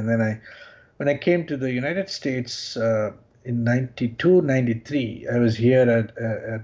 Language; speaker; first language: English; non-native, local second language; Tamil